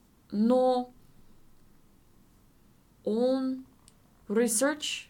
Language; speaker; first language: Russian; non-native, learner; English